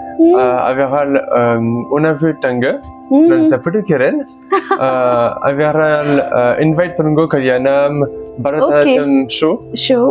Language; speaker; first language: Tamil; non-native, learner; French